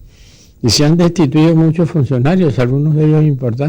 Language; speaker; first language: Spanish; native; Spanish